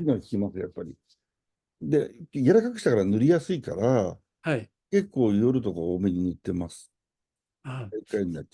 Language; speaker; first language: Japanese; native; Japanese